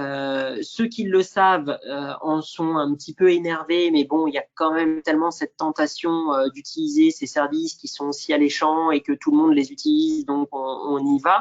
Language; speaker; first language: French; native; French